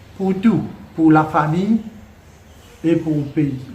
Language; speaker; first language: French; non-native, local second language; Morisyen